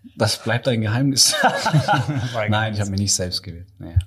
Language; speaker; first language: German; native; German